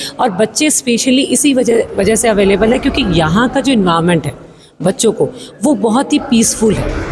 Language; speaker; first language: Hindi; native; Hindi